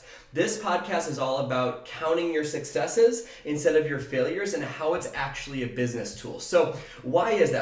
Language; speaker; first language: English; native; English